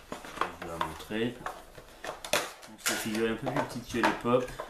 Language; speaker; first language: French; native; French